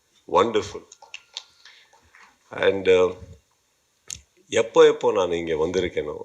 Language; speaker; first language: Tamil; non-native, learner; Kannada